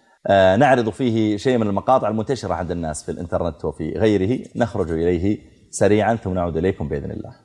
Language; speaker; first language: Arabic; native; Arabic